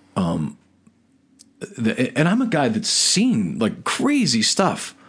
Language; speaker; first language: English; native; English